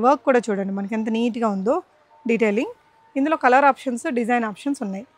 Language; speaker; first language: Telugu; native; Telugu